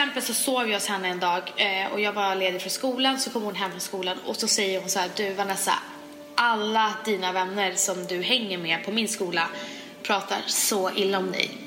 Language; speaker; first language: Swedish; native; Swedish